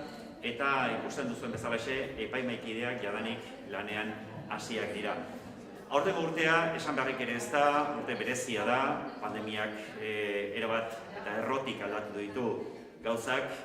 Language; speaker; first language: Basque; native; Basque